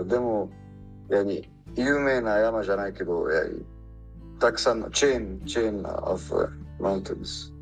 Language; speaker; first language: Japanese; non-native, learner; Arabic